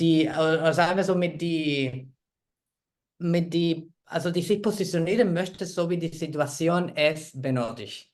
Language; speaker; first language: German; non-native, fluent; Spanish